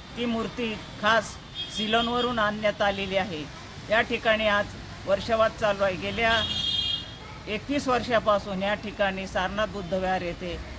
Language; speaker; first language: Marathi; native; Marathi